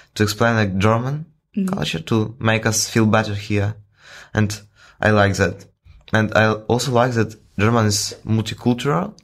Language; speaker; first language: English; non-native, fluent; Ukrainian